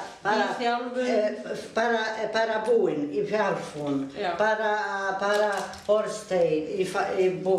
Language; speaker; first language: Icelandic; non-native, learner; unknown